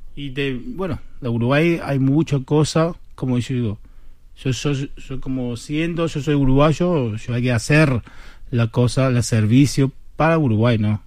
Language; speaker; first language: Spanish; non-native, learner; Chinese